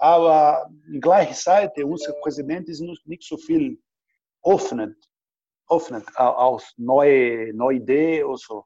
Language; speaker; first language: German; non-native, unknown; Portuguese